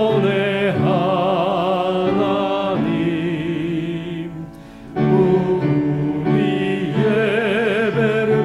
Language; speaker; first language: Korean; native; Korean